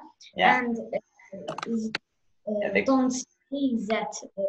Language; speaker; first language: English; non-native, learner; Azerbaijani